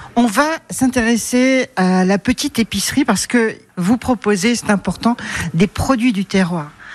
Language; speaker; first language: French; native; French